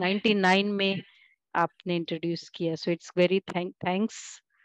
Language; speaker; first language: English; non-native, local second language; Hindi